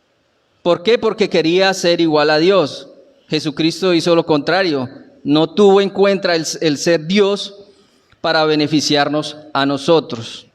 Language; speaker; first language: Spanish; native; Spanish